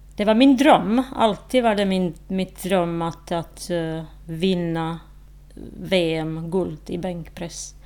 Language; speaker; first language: Swedish; non-native, fluent; Slovak